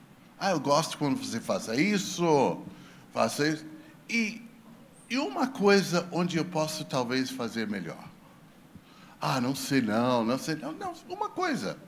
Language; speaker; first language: Portuguese; non-native, fluent; English